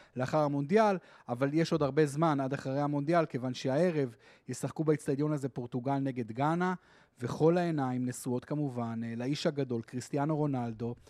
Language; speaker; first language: Hebrew; native; Hebrew